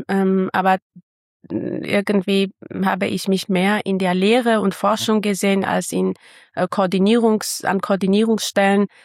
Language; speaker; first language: German; non-native, fluent; Armenian